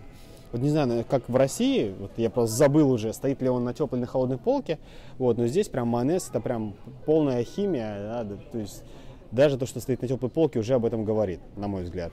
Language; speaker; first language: Russian; native; Russian